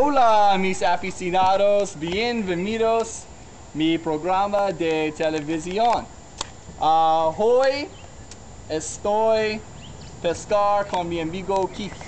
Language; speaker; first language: Spanish; non-native, learner; English